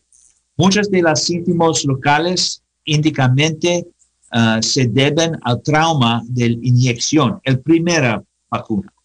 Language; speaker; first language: Spanish; non-native, learner; English